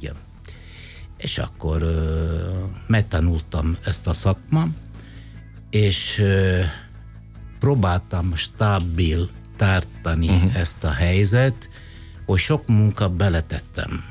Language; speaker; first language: Hungarian; non-native, fluent; Italian